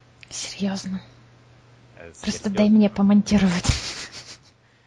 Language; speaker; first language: Russian; native; Russian